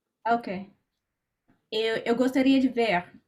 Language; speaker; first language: Portuguese; non-native, learner; English